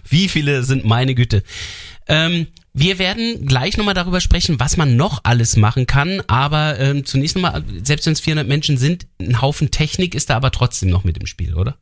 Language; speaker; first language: German; native; German